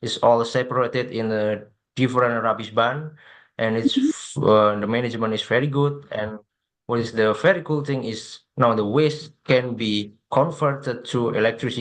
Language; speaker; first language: English; non-native, fluent; Indonesian